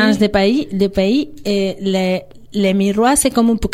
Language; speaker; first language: French; non-native, fluent; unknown